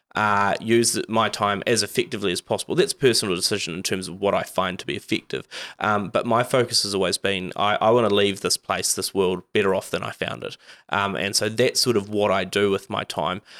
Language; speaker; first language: English; native; English